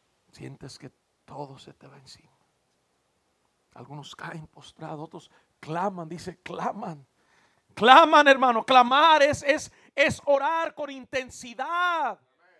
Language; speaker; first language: Spanish; early bilingual, heritage; Spanish